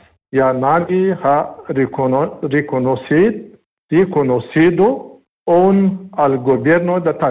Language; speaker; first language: Spanish; non-native, learner; Pashto